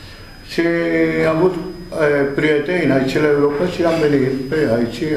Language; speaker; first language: Romanian; non-native, learner; Spanish